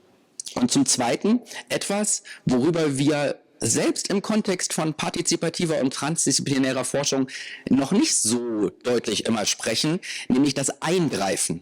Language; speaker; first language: German; native; German